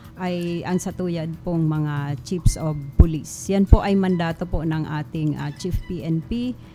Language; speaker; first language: Filipino; non-native, local second language; Bikol